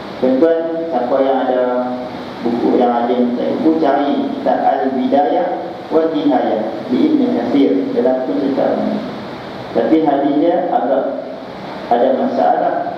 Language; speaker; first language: Malay; native; Malay